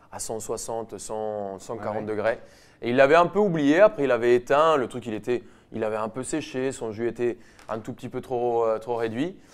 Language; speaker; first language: French; non-native, fluent; Spanish